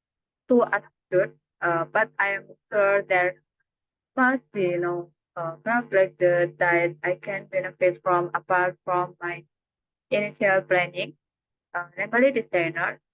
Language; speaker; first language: English; non-native, learner; Indonesian